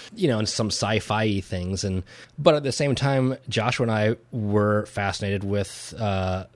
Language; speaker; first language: English; native; English